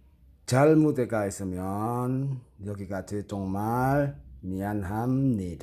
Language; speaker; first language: Korean; non-native, fluent; Indonesian